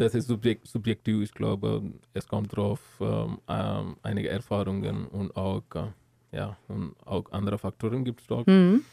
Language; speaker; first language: German; non-native, learner; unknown